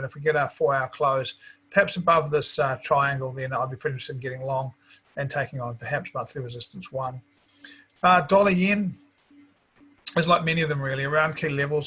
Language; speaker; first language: English; native; English